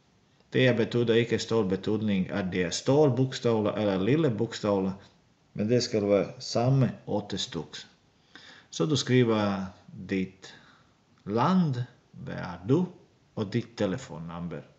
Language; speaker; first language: Danish; non-native, learner; Latvian